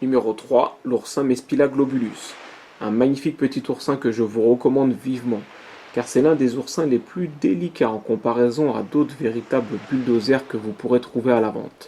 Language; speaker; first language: French; native; French